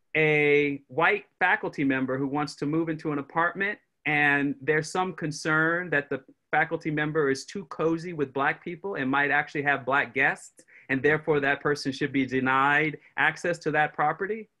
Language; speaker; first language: English; native; English